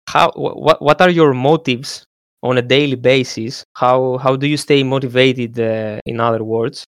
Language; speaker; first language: English; non-native, fluent; Greek